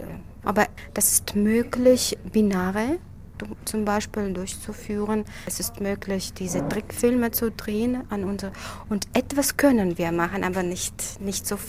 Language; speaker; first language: German; non-native, fluent; Russian